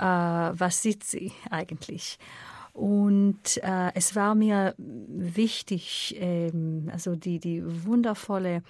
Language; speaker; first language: German; non-native, fluent; Hebrew